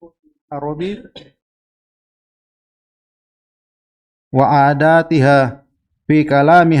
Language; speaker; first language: Arabic; non-native, learner; Indonesian